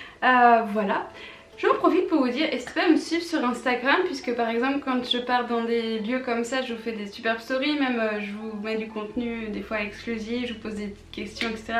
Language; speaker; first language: French; native; French